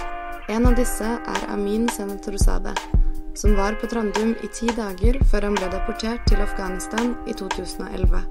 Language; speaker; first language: Norwegian; native; Norwegian